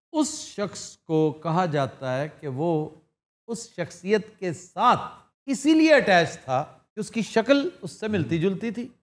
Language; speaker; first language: Urdu; non-native, local second language; Punjabi